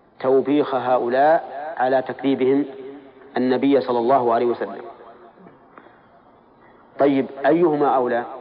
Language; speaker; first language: Arabic; native; Arabic